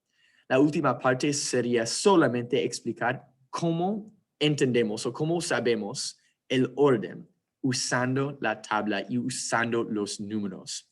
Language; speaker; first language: Spanish; non-native, fluent; English